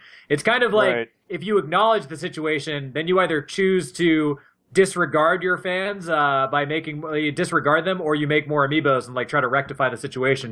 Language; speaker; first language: English; native; English